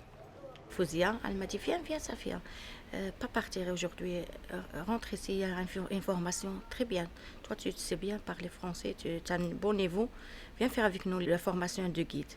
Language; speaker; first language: French; non-native, learner; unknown